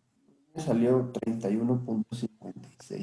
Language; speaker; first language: Spanish; native; Spanish